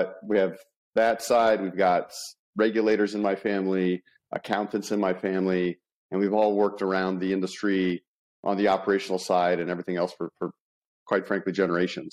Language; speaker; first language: English; native; English